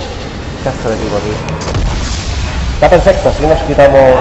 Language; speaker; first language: Spanish; native; Spanish